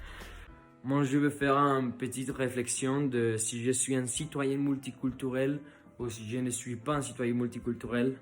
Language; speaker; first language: French; non-native, learner; Spanish